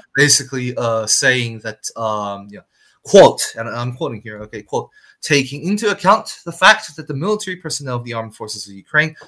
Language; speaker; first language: English; non-native, fluent; Chinese